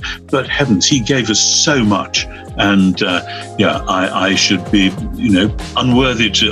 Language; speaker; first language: English; native; English